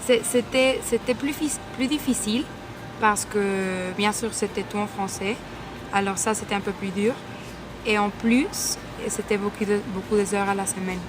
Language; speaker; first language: French; non-native, fluent; Spanish